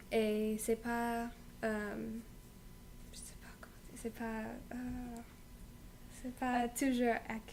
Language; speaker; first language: French; non-native, learner; English